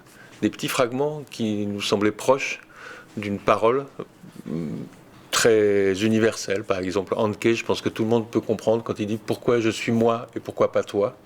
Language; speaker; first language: French; native; French